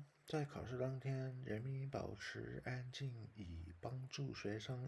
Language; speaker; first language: Chinese; non-native, learner; English